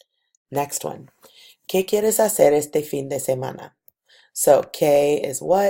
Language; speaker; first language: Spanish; non-native, fluent; English